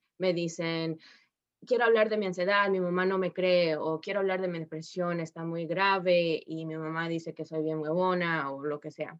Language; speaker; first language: Spanish; early bilingual, heritage; Spanish